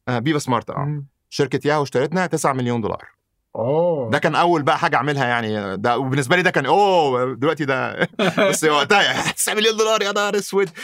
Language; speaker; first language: Arabic; native; Arabic